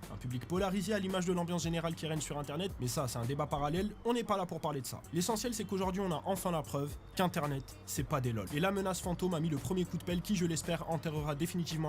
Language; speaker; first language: French; native; French